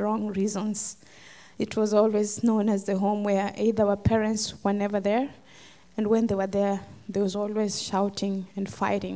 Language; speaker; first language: English; non-native, local second language; Luo (Kenya and Tanzania)